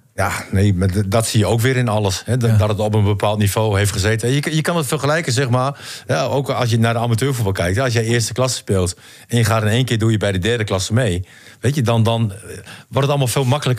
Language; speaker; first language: Dutch; native; Dutch